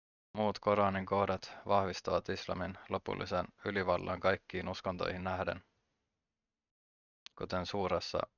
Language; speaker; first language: Finnish; native; Finnish